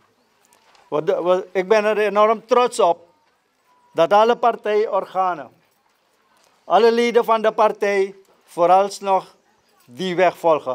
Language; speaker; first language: Dutch; native; Dutch